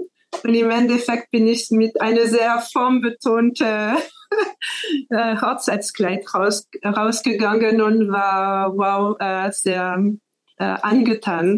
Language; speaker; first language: German; non-native, fluent; French